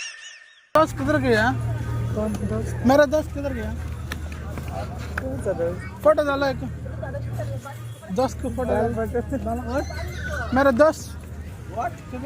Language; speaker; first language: Hindi; non-native, local second language; Telugu